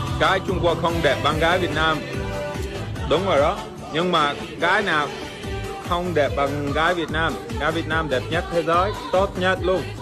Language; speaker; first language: Vietnamese; early bilingual, heritage; Vietnamese